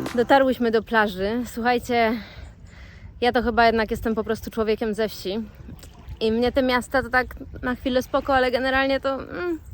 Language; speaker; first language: Polish; native; Polish